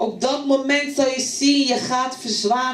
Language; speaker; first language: Dutch; non-native, fluent; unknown